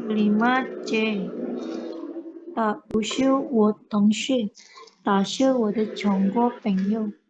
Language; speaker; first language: Chinese; non-native, learner; Indonesian